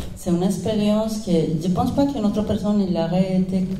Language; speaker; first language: French; non-native, fluent; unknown